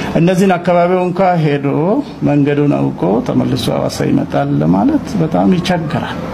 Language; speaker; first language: Amharic; non-native, local second language; Sidamo